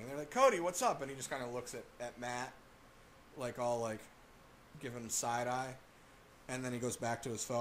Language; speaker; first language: English; native; English